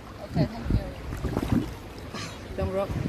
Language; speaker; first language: English; non-native, learner; Vietnamese